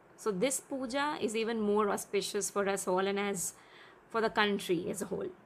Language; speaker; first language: English; non-native, local second language; Hindi